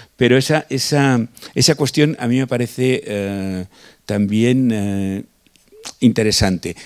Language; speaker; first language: Spanish; non-native, local second language; Catalan